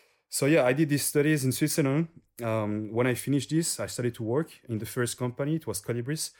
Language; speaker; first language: English; non-native, fluent; French